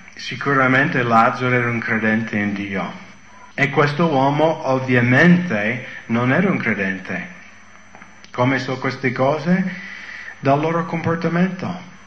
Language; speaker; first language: Italian; non-native, fluent; English